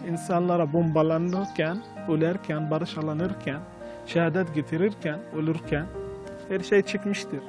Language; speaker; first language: Turkish; non-native, fluent; Arabic